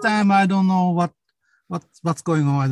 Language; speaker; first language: English; non-native, learner; Japanese